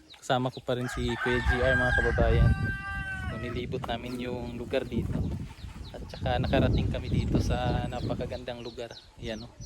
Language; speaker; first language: Filipino; non-native, local second language; Cebuano